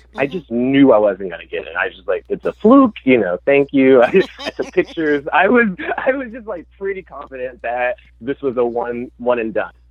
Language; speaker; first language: English; native; English